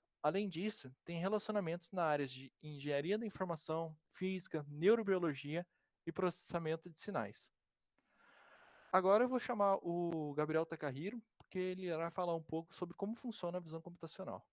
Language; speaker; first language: Portuguese; native; Portuguese